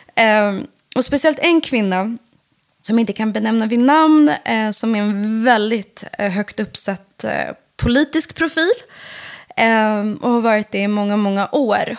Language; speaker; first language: Swedish; early bilingual, other home language; Persian